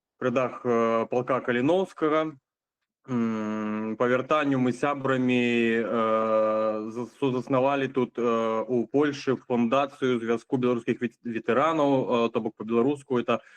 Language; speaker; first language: Belarusian; non-native, local second language; Russian